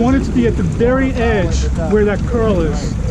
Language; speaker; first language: English; native; English